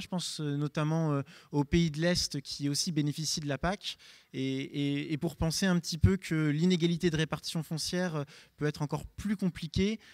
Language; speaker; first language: French; native; French